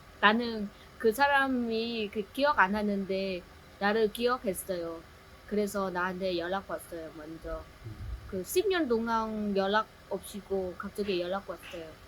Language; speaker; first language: Korean; non-native, learner; Vietnamese